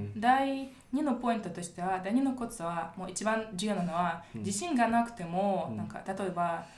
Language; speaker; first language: Japanese; non-native, fluent; Russian